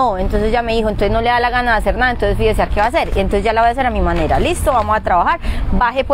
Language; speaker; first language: Spanish; native; Spanish